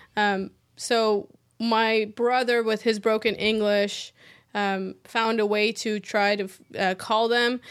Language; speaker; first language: English; early bilingual, other home language; Persian